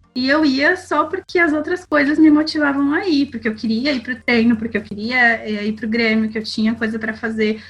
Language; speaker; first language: Portuguese; native; Portuguese